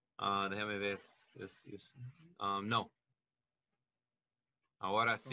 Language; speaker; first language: Spanish; non-native, learner; English